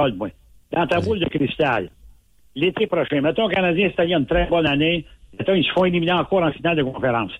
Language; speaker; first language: French; native; French